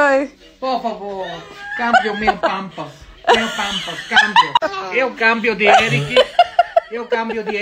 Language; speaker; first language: Portuguese; non-native, learner; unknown